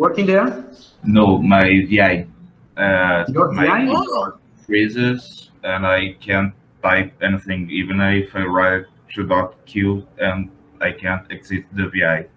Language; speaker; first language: English; non-native, fluent; Portuguese